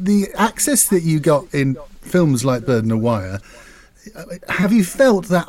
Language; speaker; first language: English; native; English